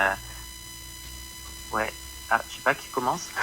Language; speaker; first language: French; native; French